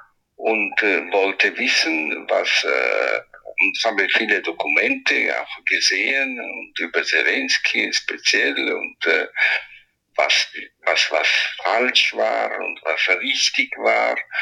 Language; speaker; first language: German; non-native, fluent; Italian